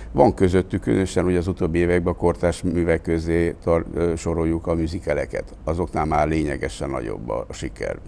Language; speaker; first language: Hungarian; native; Hungarian